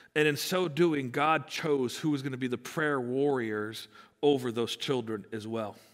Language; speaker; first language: English; native; English